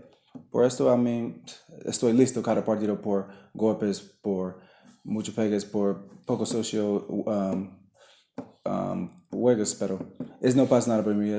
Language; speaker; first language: Spanish; non-native, learner; English